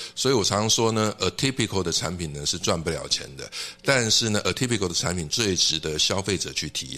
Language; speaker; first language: Chinese; native; Chinese